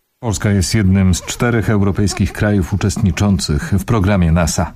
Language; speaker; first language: Polish; native; Polish